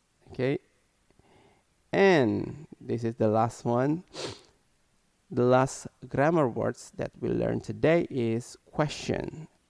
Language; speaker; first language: English; non-native, learner; Indonesian